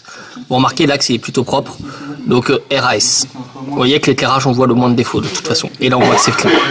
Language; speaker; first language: French; native; French